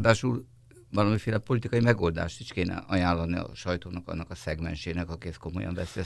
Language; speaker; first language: Hungarian; native; Hungarian